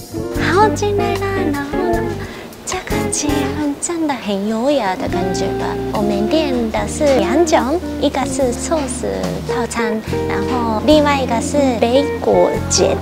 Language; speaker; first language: Chinese; non-native, fluent; Japanese